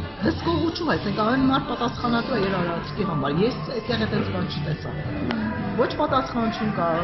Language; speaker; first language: Armenian; early bilingual, heritage; Armenian